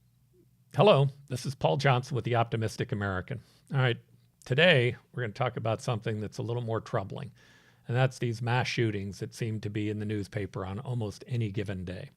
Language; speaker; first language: English; native; English